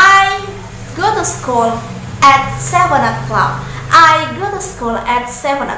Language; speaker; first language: English; non-native, learner; Indonesian